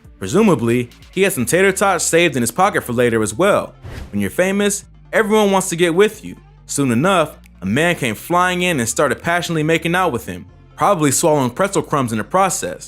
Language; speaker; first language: English; native; English